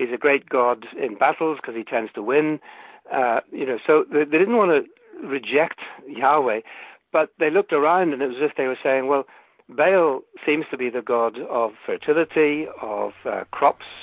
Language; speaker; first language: English; native; English